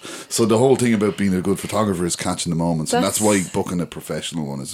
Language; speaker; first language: English; native; English